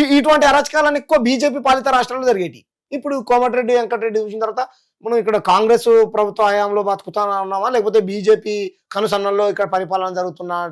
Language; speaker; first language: Telugu; native; Telugu